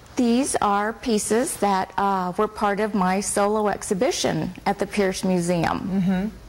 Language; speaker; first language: English; native; English